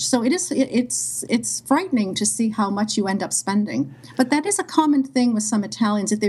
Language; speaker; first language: English; native; English